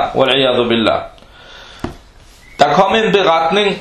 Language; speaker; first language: Danish; non-native, local second language; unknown